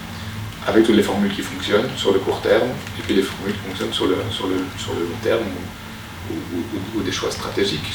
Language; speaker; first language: French; native; French